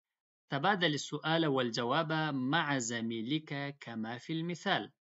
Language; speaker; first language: Arabic; non-native, fluent; Pashto